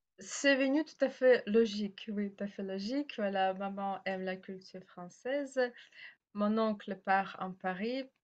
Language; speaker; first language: French; non-native, fluent; Russian